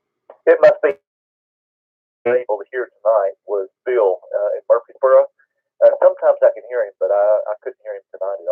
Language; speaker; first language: English; native; English